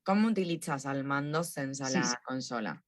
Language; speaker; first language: Catalan; non-native, local second language; Spanish